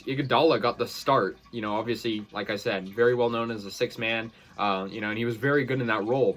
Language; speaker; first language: English; native; English